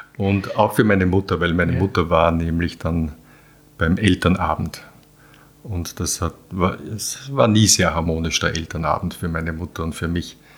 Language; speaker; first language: German; native; German